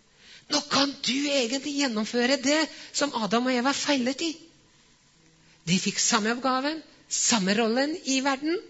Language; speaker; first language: Norwegian; non-native, fluent; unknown